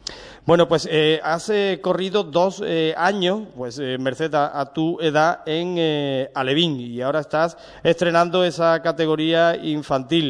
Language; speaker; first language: Spanish; native; Spanish